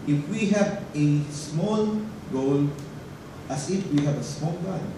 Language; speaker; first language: English; non-native, local second language; Filipino